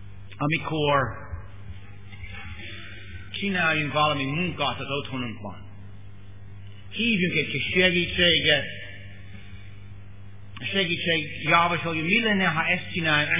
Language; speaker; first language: Hungarian; non-native, learner; English